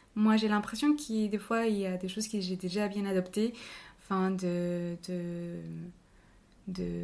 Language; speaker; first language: French; non-native, fluent; Spanish